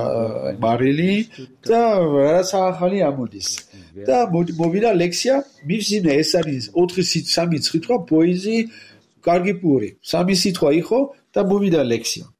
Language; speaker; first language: Georgian; non-native, learner; French